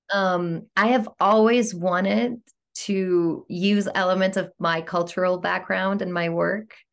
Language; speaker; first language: English; non-native, fluent; Greek